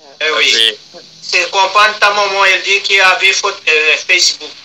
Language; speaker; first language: French; non-native, learner; Portuguese